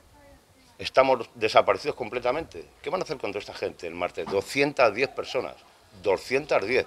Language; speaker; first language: Spanish; native; Spanish